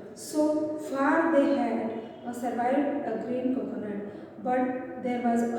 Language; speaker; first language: English; non-native, local second language; Hindi